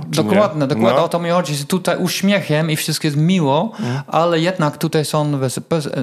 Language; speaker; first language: Polish; non-native, fluent; Dutch